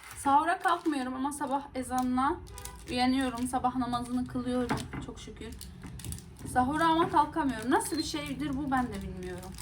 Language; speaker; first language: Turkish; non-native, local second language; Arabic